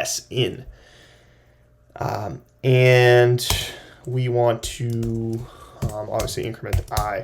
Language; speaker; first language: English; native; English